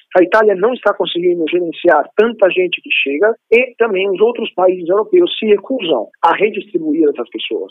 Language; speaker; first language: Portuguese; non-native, fluent; Italian